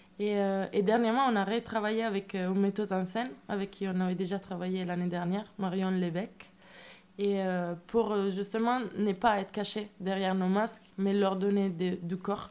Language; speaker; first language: French; non-native, fluent; Italian